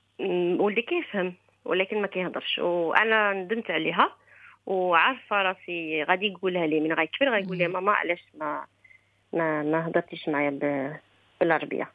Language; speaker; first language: Arabic; early bilingual, heritage; Arabic